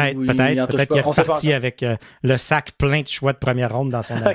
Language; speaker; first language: French; native; French